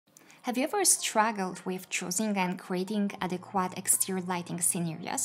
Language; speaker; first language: English; non-native, fluent; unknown